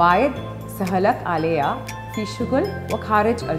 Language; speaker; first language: Arabic; non-native, fluent; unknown